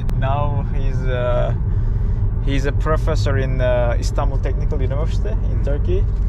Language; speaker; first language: English; non-native, learner; Turkish